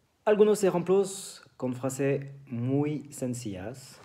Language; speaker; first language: Spanish; non-native, fluent; French